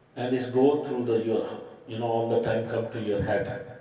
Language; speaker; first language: English; non-native, learner; Punjabi